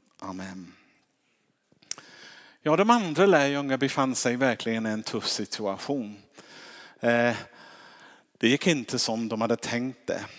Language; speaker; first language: Swedish; non-native, fluent; English